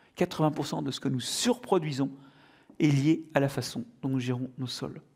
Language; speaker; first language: French; native; French